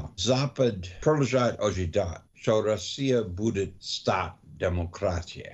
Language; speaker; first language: Russian; non-native, learner; English